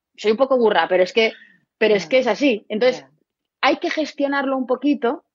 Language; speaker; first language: Spanish; native; Spanish